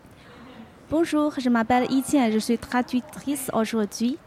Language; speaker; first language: French; non-native, fluent; Chinese